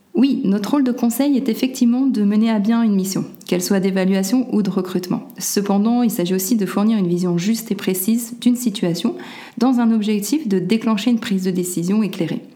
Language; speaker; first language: French; native; French